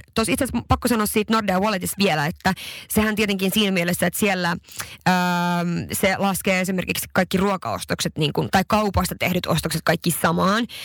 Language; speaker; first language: Finnish; early bilingual, heritage; Finnish